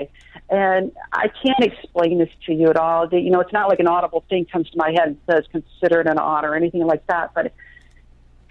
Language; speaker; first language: English; native; English